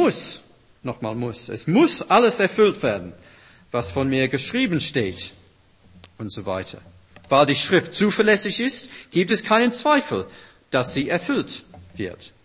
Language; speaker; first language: German; non-native, fluent; English